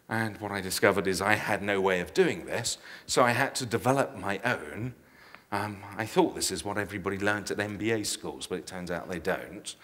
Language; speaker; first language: English; native; English